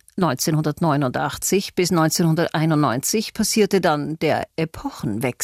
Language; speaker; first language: German; native; German